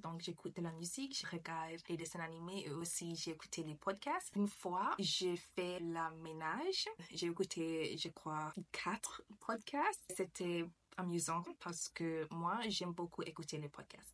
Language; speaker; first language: French; non-native, learner; English